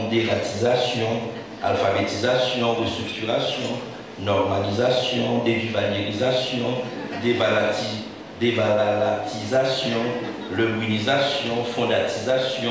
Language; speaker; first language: French; non-native, local second language; Haitian Creole